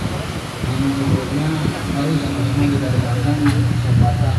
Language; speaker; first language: Indonesian; native; Indonesian